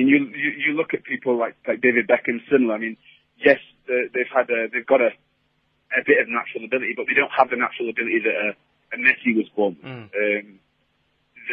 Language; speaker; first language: English; native; English